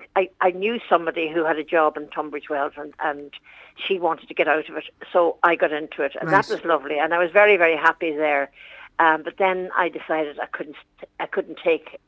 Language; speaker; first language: English; native; English